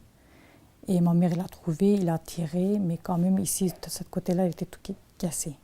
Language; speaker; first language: French; non-native, learner; Turkish